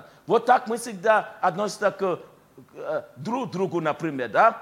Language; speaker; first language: Russian; non-native, fluent; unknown